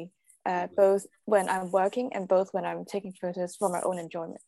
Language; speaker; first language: English; non-native, local second language; Cantonese